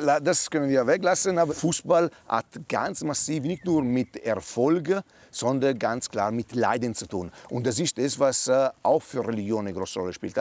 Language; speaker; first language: German; non-native, fluent; Italian